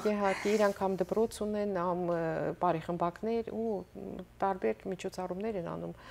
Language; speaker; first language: Armenian; native; Armenian